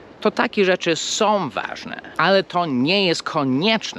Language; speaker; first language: Polish; non-native, fluent; English